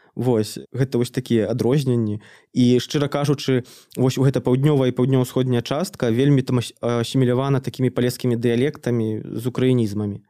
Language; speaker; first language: Belarusian; native; Belarusian